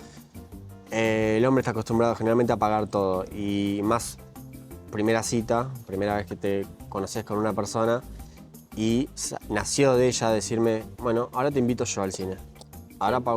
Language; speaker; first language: Spanish; native; Spanish